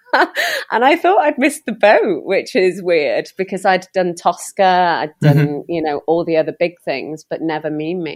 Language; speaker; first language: English; native; English